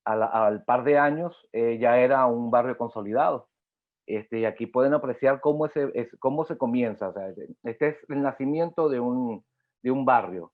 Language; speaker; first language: Spanish; native; Spanish